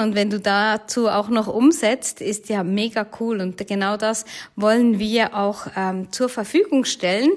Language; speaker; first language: German; native; German